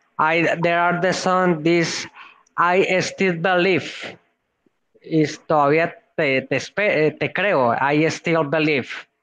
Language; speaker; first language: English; non-native, learner; Spanish